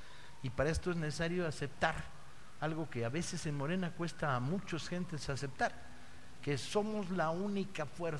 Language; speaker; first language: Spanish; native; Spanish